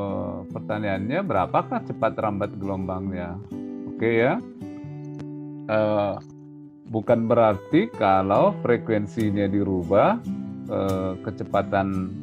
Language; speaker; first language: Indonesian; native; Indonesian